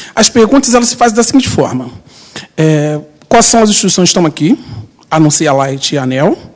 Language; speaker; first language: Portuguese; native; Portuguese